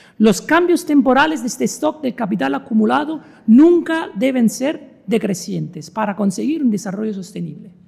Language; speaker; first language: Spanish; non-native, fluent; Italian